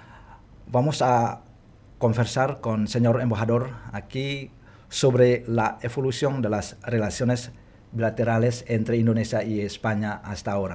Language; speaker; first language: Spanish; non-native, fluent; Indonesian